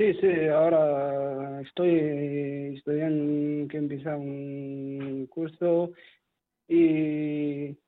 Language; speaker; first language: Spanish; non-native, learner; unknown